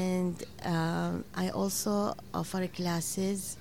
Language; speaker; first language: English; non-native, learner; Arabic